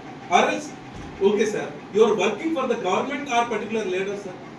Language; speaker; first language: English; non-native, local second language; Telugu